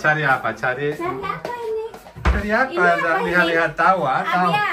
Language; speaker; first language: Indonesian; non-native, learner; Catalan